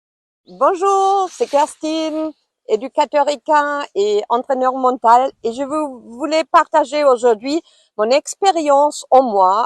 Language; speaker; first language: French; non-native, fluent; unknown